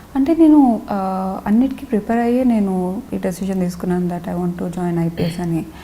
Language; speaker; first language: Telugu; non-native, local second language; Lambadi